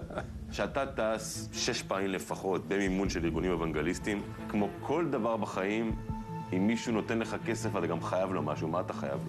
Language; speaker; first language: Hebrew; native; Hebrew